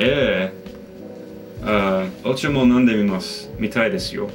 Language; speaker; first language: Japanese; non-native, learner; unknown